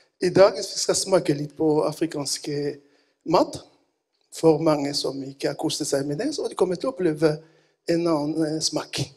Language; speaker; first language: Norwegian; non-native, fluent; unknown